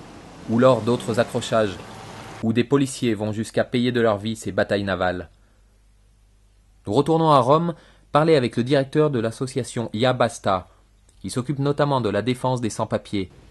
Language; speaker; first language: French; native; French